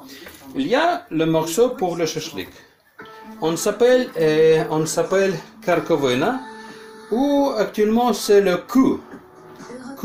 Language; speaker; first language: French; non-native, learner; Ukrainian